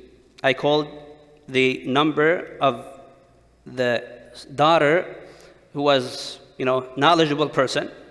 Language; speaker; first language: English; non-native, fluent; Arabic